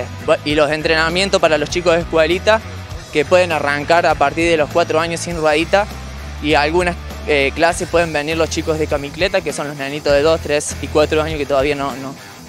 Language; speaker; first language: Spanish; native; Spanish